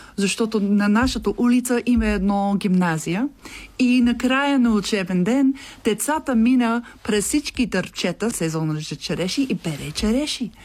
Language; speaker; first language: Bulgarian; non-native, learner; English